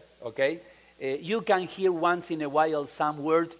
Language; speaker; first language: English; non-native, fluent; Spanish